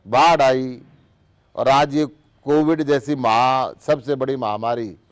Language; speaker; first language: Hindi; native; Hindi